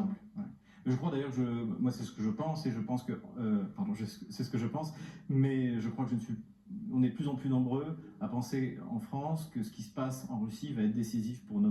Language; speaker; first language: French; native; French